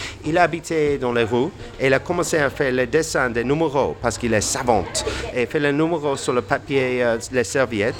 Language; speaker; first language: French; non-native, fluent; English